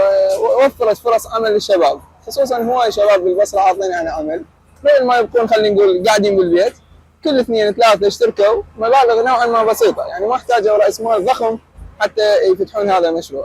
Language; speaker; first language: Arabic; native; Arabic